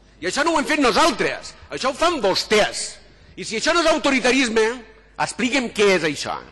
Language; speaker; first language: Catalan; native; Catalan